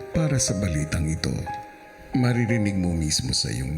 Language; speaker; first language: Filipino; native; Filipino